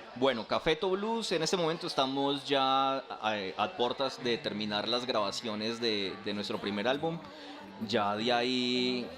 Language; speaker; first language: Spanish; native; Spanish